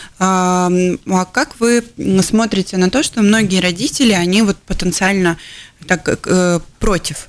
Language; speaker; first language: Russian; native; Russian